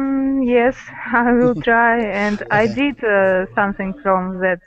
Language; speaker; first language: English; non-native, learner; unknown